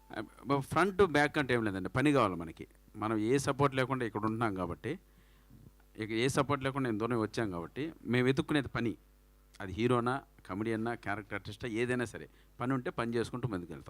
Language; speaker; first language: Telugu; native; Telugu